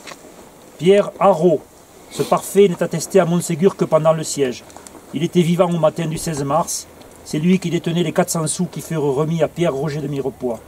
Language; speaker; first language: French; native; French